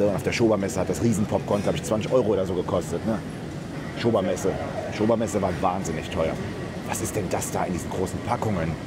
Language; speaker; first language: German; native; German